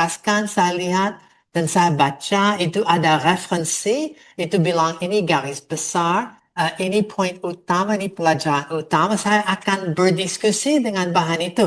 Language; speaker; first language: Indonesian; non-native, fluent; English